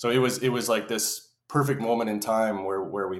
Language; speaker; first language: English; native; English